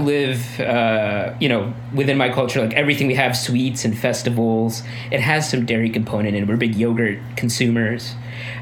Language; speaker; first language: English; native; English